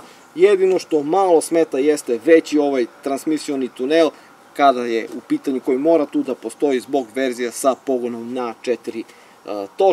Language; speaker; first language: Serbian; native; Serbian